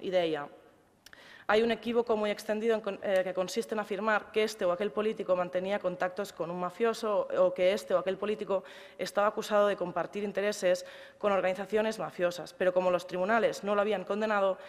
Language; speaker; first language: Spanish; non-native, local second language; Catalan